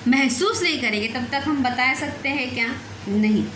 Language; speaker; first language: Hindi; non-native, local second language; Marathi